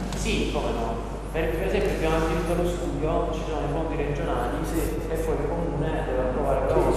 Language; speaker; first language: Italian; native; Italian